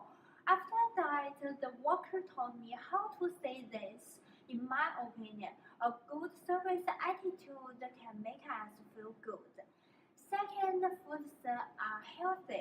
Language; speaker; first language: English; non-native, learner; Chinese